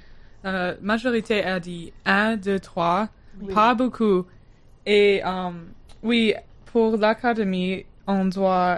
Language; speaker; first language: French; non-native, learner; English